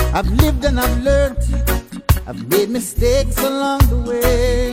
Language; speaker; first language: English; non-native, local second language; Akan